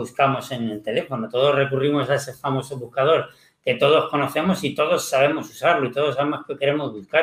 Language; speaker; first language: Spanish; native; Spanish